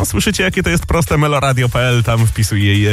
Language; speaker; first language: Polish; native; Polish